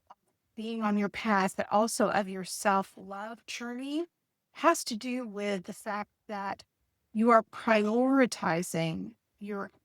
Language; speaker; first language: English; native; English